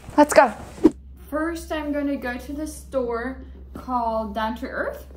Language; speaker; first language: English; non-native, fluent; German